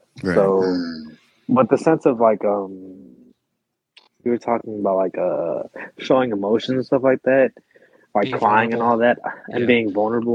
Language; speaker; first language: English; early bilingual, other home language; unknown